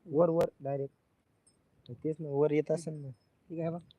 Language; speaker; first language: Hindi; non-native, local second language; Marathi